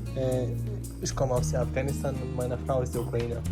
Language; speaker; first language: German; non-native, learner; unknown